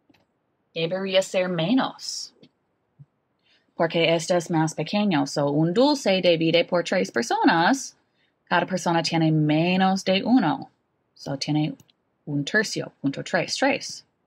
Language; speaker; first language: Spanish; non-native, fluent; English